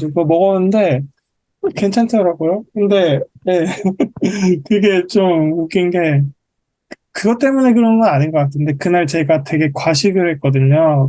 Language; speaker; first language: Korean; native; Korean